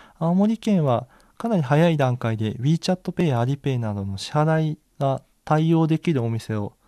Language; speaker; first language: Japanese; native; Japanese